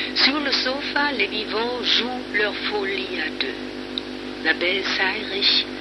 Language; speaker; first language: French; non-native, fluent; German